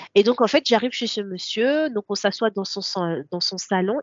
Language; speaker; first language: French; non-native, local second language; Comorian